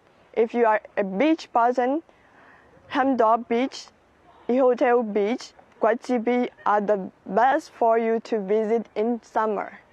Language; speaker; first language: English; non-native, fluent; Burmese